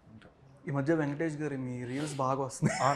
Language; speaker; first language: Telugu; native; Telugu